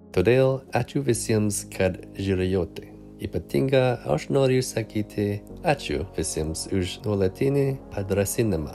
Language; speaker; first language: Lithuanian; non-native, learner; English